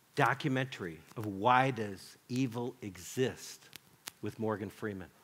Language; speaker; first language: English; native; English